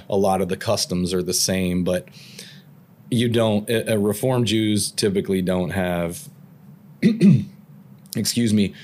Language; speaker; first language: English; native; English